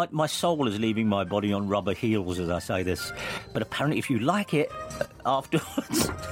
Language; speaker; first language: English; native; English